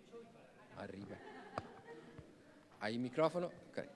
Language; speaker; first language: Spanish; non-native, fluent; Portuguese